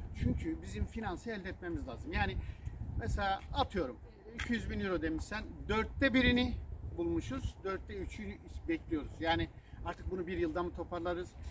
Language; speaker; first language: Turkish; non-native, local second language; Zaza